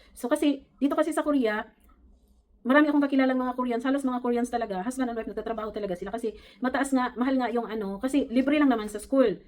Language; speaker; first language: Filipino; native; Filipino